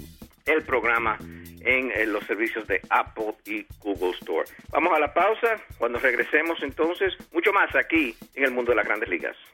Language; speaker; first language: Spanish; native; Spanish